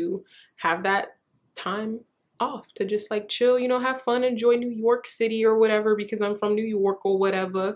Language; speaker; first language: English; early bilingual, other home language; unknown